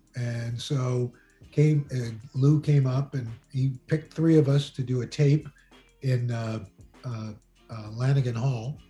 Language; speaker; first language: English; native; English